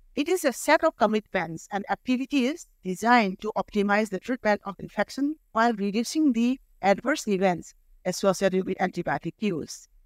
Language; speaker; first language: English; non-native, local second language; Manipuri